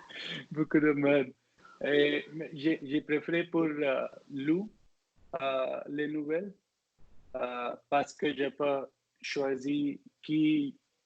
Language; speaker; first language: French; non-native, learner; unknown